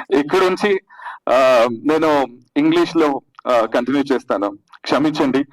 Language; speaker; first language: Telugu; non-native, learner; Kannada